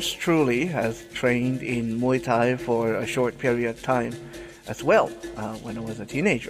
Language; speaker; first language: English; non-native, fluent; Chinese